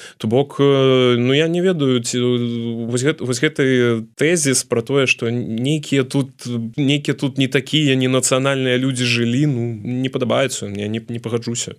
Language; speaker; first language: Belarusian; non-native, local second language; Russian